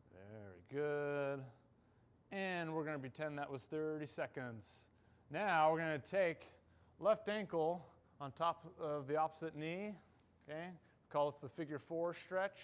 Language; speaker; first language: English; native; English